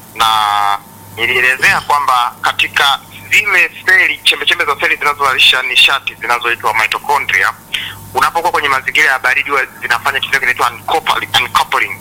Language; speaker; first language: Swahili; native; Swahili